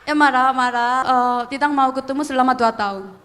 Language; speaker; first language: Indonesian; non-native, fluent; Korean